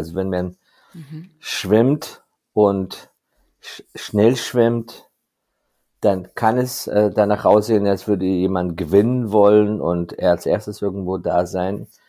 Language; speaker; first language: German; non-native, fluent; Persian